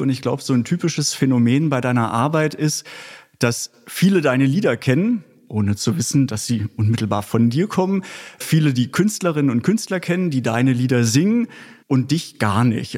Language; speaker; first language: German; native; German